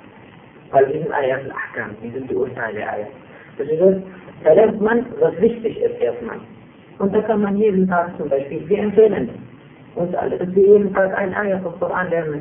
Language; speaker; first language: German; non-native, fluent; Turkish